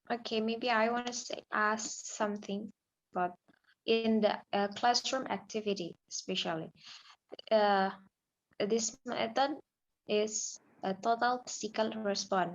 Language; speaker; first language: English; non-native, learner; Indonesian